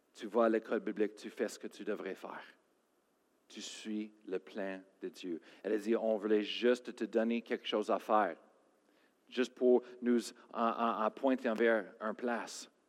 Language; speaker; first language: French; non-native, fluent; English